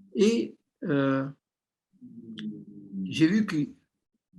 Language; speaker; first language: French; non-native, fluent; Armenian